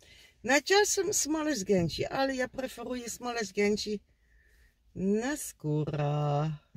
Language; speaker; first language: Polish; non-native, learner; Dutch